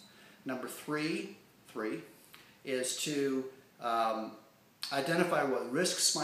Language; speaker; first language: English; native; English